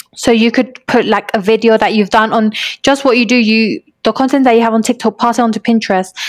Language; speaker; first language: English; native; English